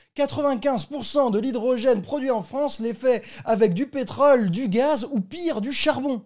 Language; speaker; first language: French; native; French